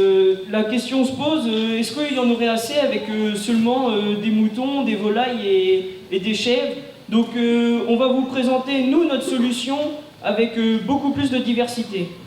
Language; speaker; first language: French; native; French